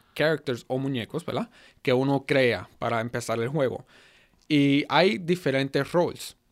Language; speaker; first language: Spanish; early bilingual, heritage; Spanish